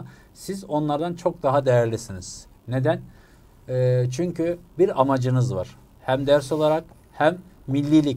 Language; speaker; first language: Turkish; native; Turkish